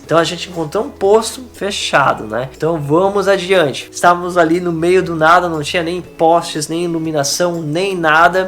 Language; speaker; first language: Portuguese; native; Portuguese